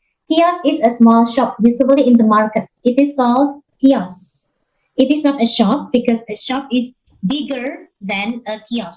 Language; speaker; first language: English; non-native, fluent; Indonesian